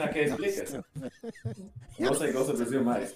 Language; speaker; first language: Portuguese; non-native, learner; English